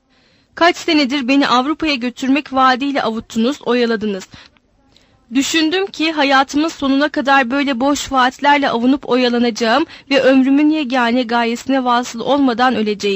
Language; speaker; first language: Turkish; native; Turkish